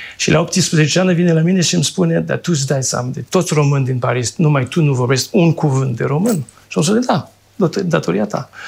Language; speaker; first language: Romanian; non-native, fluent; French